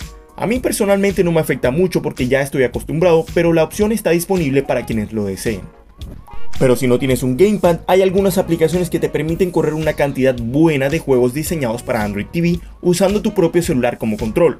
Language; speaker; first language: Spanish; native; Spanish